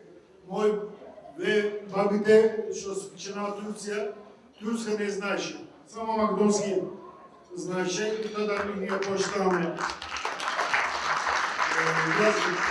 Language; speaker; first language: Macedonian; early bilingual, heritage; Macedonian